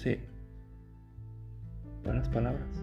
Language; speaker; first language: Spanish; non-native, learner; German